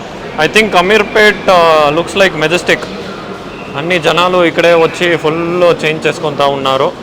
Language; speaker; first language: Telugu; non-native, learner; Kannada